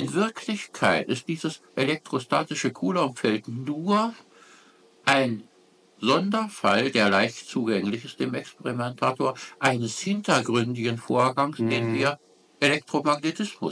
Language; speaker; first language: German; native; German